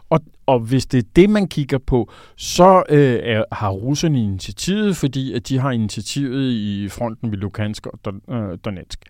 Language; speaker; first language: Danish; native; Danish